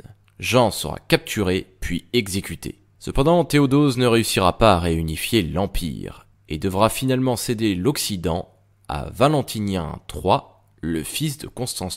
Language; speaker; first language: French; native; French